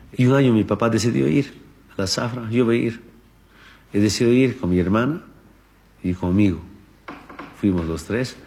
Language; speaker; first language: Spanish; non-native, local second language; Aymara